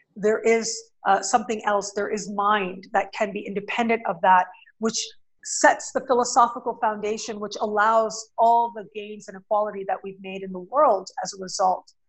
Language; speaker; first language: English; native; English